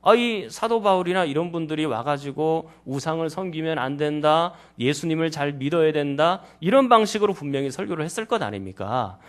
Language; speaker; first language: Korean; native; Korean